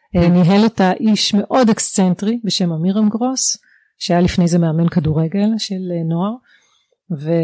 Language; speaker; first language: Hebrew; native; Hebrew